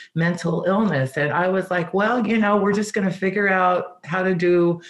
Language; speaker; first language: English; native; English